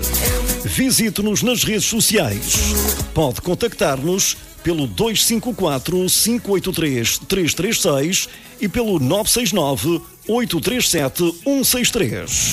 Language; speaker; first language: Portuguese; native; Portuguese